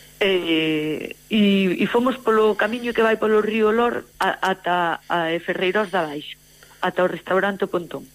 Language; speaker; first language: Galician; native; Galician